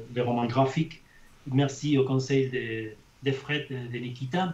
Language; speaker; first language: French; non-native, fluent; Spanish